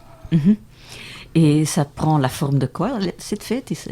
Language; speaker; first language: French; non-native, local second language; Dutch